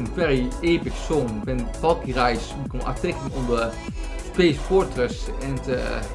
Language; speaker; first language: English; non-native, learner; Dutch